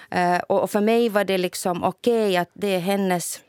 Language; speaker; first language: Swedish; non-native, fluent; Russian